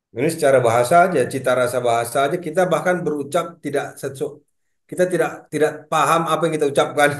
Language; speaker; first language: Indonesian; native; Indonesian